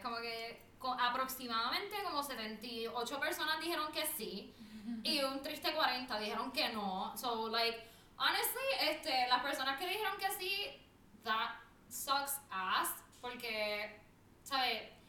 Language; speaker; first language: Spanish; native; Spanish